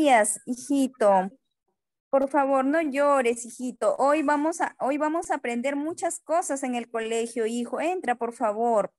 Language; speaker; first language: Spanish; native; Spanish